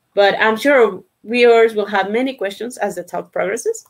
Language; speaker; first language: English; non-native, fluent; Spanish